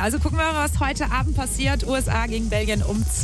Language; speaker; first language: German; native; German